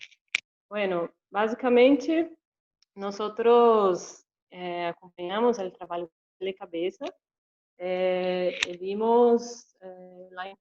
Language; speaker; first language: Spanish; non-native, learner; Portuguese